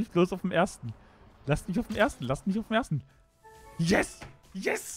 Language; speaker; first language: German; native; German